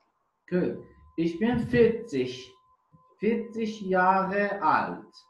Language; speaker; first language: German; non-native, fluent; Turkish